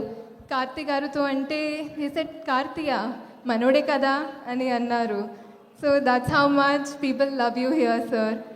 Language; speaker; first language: Telugu; non-native, local second language; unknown